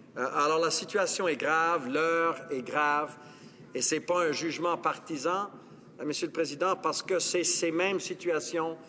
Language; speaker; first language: French; non-native, local second language; English